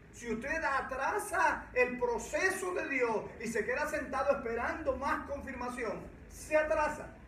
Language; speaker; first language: Spanish; native; Spanish